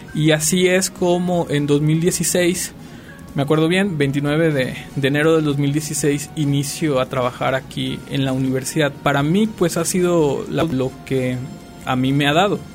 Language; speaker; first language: Spanish; native; Spanish